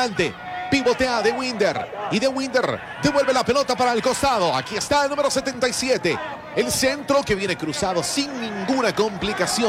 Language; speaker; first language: Spanish; native; Spanish